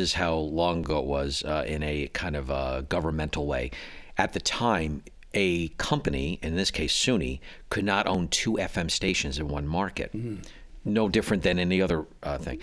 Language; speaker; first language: English; native; English